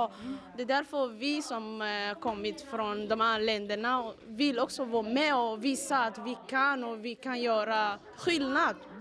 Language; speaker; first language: Swedish; non-native, fluent; Somali